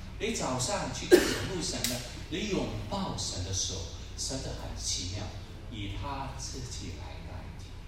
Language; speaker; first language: Chinese; non-native, local second language; Cantonese